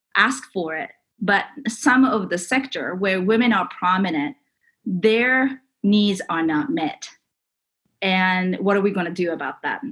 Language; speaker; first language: English; non-native, fluent; Japanese